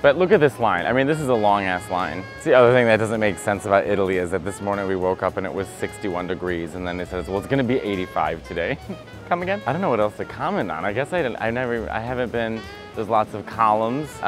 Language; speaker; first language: English; native; English